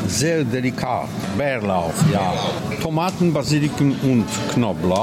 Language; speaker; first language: German; non-native, learner; Polish